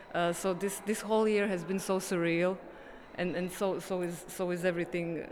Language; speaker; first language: English; non-native, fluent; Croatian